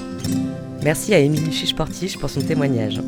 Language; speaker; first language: French; native; French